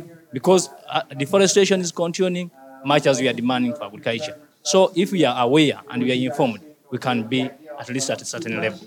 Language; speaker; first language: English; non-native, local second language; Ganda